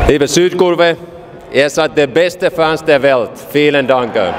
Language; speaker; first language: German; non-native, fluent; Finnish